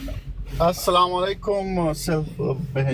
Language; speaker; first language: Hindi; non-native, local second language; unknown